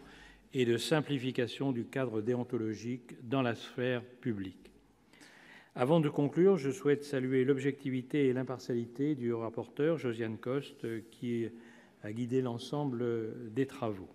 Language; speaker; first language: French; native; French